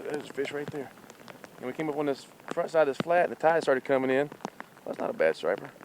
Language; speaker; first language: English; native; English